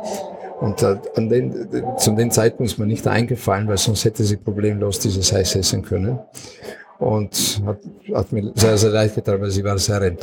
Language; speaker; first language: German; non-native, fluent; Italian